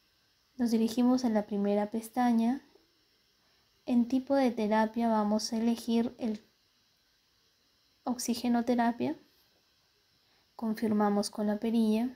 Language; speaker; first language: Spanish; native; Spanish